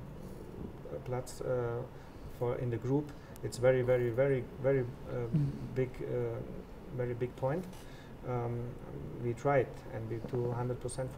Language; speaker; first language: English; non-native, fluent; German